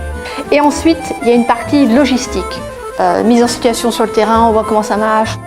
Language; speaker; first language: French; native; French